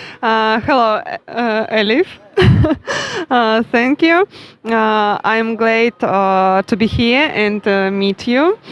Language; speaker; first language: English; non-native, learner; Russian